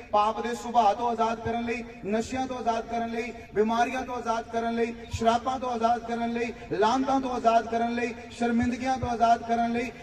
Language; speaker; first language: Hindi; non-native, local second language; Punjabi